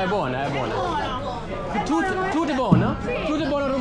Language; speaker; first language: Italian; non-native, learner; English